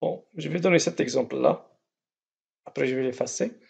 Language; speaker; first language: French; non-native, local second language; Arabic